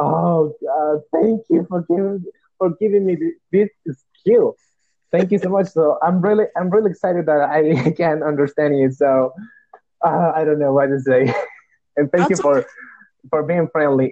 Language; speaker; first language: English; non-native, learner; Spanish